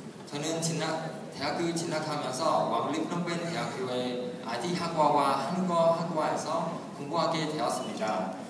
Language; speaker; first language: Korean; non-native, learner; Khmer